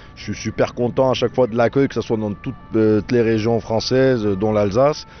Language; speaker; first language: French; native; French